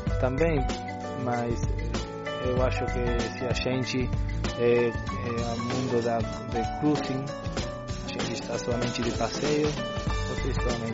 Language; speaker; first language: Portuguese; non-native, learner; Spanish